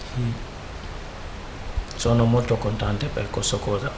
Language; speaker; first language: Italian; non-native, learner; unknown